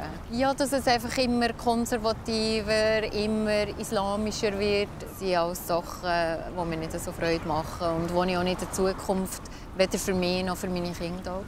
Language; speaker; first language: German; native; German